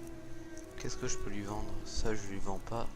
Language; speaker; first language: French; native; French